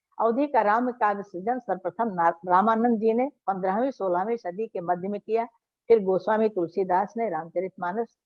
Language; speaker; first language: Hindi; native; Hindi